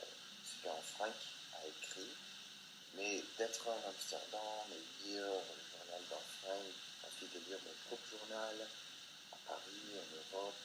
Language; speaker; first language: French; non-native, learner; English